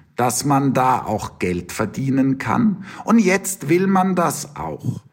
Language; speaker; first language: German; native; German